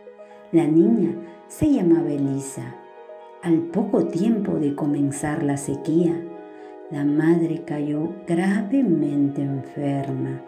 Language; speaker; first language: Spanish; native; Spanish